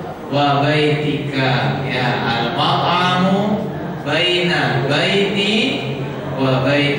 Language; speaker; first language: Arabic; non-native, fluent; Indonesian